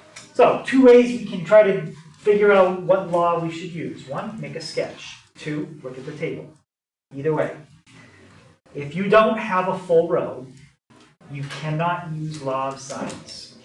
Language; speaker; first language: English; native; English